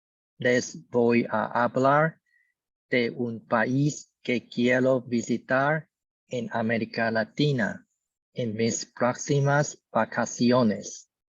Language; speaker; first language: Spanish; non-native, learner; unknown